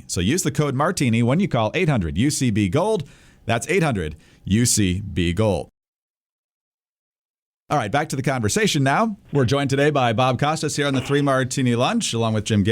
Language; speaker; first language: English; native; English